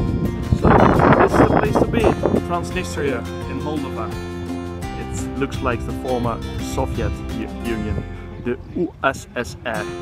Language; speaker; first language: English; non-native, fluent; Dutch